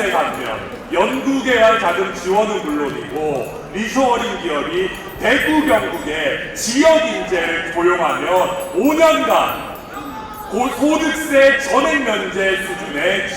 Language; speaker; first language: Korean; native; Korean